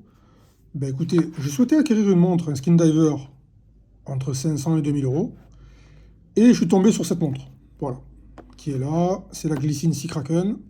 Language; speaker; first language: French; native; French